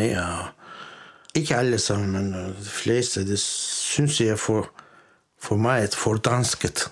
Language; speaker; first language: Danish; non-native, fluent; Turkish